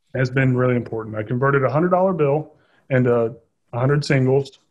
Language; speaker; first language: English; native; English